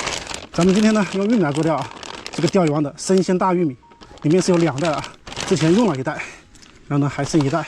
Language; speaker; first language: Chinese; native; Chinese